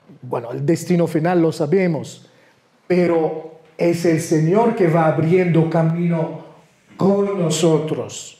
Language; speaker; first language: Spanish; non-native, fluent; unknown